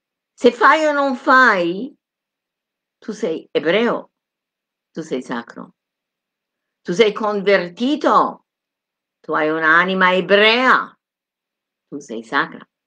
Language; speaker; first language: Italian; non-native, fluent; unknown